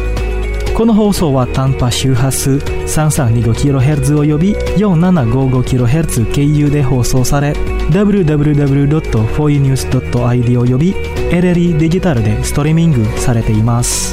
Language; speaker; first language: Japanese; non-native, fluent; Indonesian